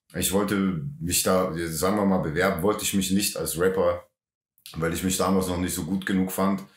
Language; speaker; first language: German; native; German